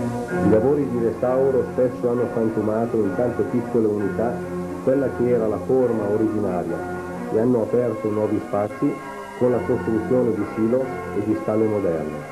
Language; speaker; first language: Italian; native; Italian